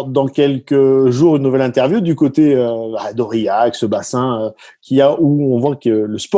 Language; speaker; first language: French; native; French